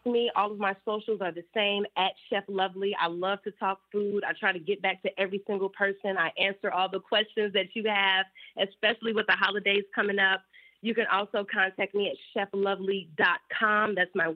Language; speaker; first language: English; native; English